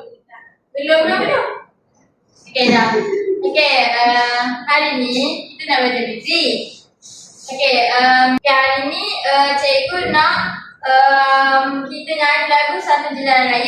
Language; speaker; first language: Malay; native; Malay